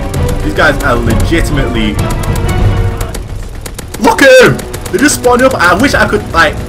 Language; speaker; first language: English; native; English